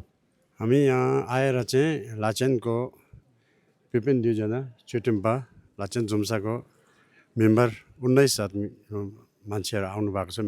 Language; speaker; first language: Nepali; non-native, local second language; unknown